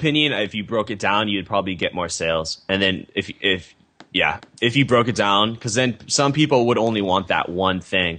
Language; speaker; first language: English; native; English